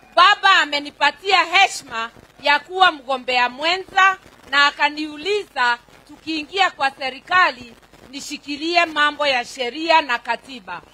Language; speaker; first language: Swahili; non-native, local second language; Kikuyu